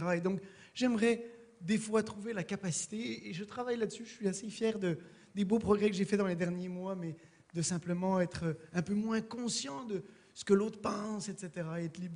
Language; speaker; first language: French; native; French